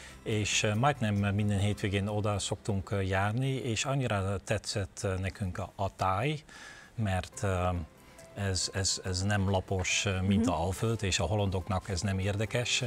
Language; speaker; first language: Hungarian; non-native, learner; Dutch